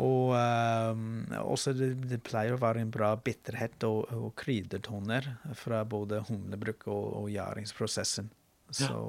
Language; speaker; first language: Norwegian; non-native, fluent; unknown